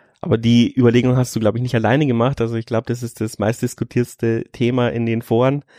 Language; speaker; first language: German; native; German